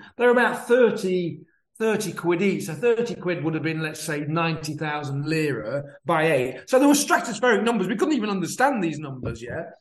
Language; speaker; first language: English; native; English